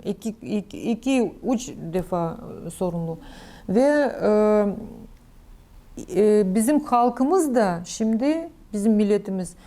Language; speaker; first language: Turkish; non-native, learner; Crimean Tatar